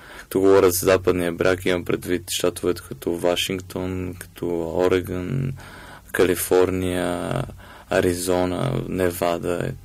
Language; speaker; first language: Bulgarian; native; Bulgarian